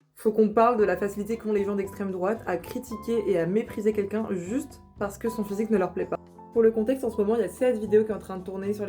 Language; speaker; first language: French; native; French